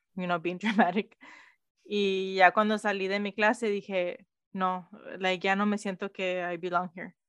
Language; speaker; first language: Spanish; early bilingual, heritage; Spanish